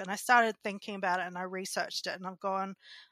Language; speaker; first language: English; native; English